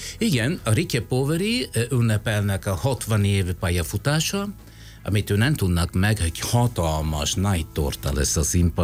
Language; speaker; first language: Hungarian; non-native, fluent; Italian